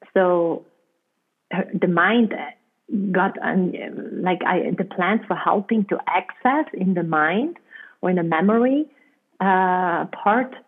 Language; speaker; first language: English; non-native, fluent; German